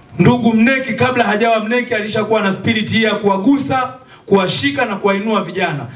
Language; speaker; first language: Swahili; native; Swahili